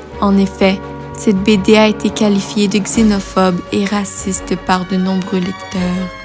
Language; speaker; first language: French; native; French